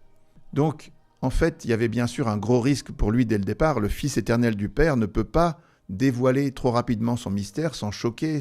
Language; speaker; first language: French; native; French